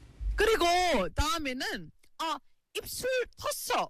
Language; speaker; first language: Korean; non-native, learner; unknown